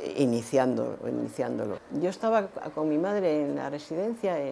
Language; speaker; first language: Spanish; native; Spanish